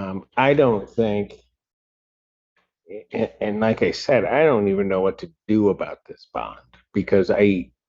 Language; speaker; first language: English; native; English